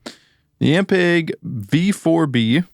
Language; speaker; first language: English; native; English